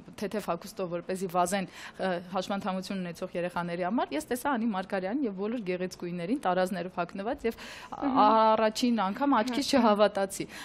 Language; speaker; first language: Armenian; native; Armenian